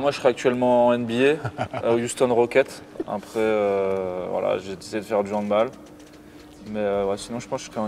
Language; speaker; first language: French; native; French